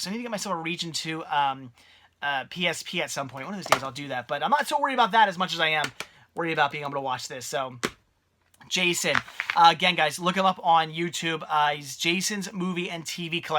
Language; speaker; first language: English; native; English